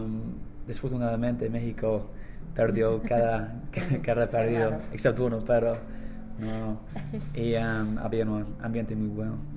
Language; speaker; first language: Spanish; non-native, learner; English